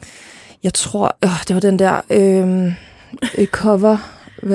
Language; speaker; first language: Danish; native; Danish